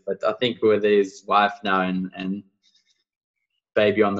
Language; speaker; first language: English; non-native, local second language; Afrikaans